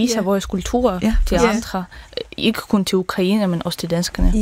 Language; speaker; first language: Danish; non-native, learner; Ukrainian